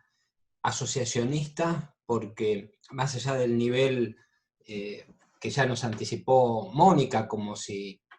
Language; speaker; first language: Spanish; native; Spanish